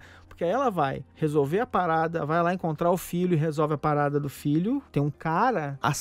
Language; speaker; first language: Portuguese; native; Portuguese